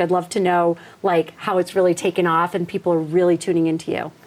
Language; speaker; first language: English; native; English